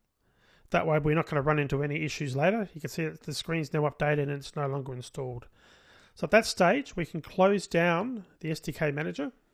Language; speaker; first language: English; native; English